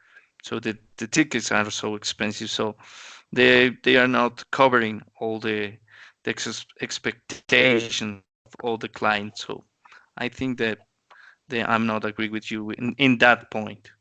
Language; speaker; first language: English; non-native, learner; Spanish